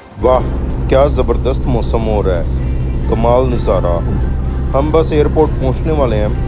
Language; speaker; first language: Urdu; native; Urdu